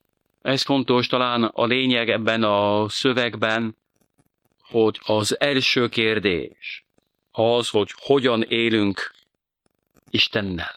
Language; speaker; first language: Hungarian; non-native, fluent; French